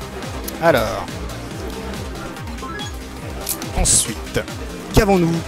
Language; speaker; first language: French; native; French